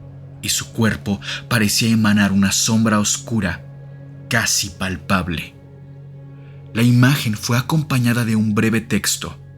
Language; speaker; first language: Spanish; native; Spanish